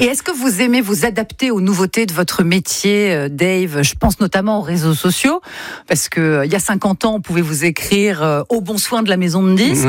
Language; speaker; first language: French; native; French